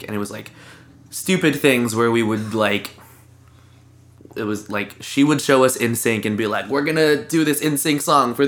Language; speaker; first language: English; native; English